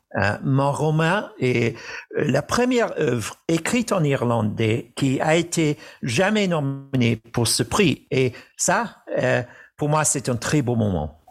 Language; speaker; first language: French; non-native, fluent; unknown